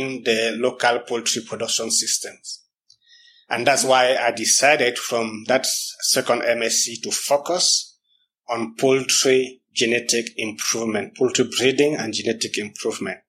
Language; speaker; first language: English; non-native, local second language; French